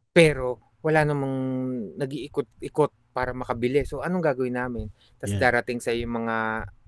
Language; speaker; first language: Filipino; native; Filipino